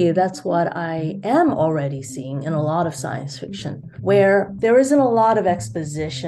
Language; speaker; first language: English; early bilingual, other home language; Chinese